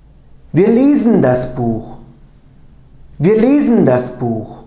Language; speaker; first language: German; non-native, fluent; Turkish